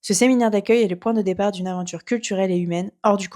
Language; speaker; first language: French; native; French